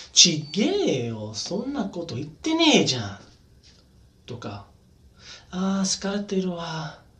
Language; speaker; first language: Japanese; non-native, learner; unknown